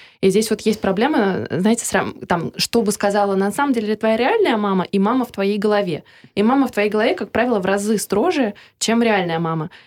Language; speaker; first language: Russian; native; Russian